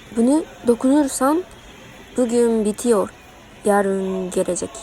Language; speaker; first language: Turkish; non-native, learner; Japanese